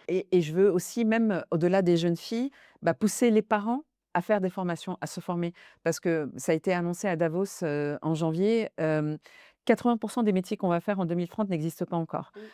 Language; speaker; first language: French; early bilingual, other home language; Arabic